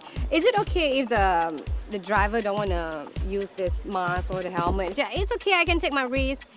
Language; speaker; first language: English; non-native, local second language; Malay